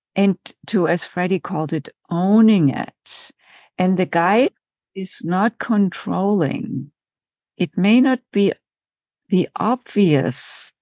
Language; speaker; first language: English; non-native, fluent; German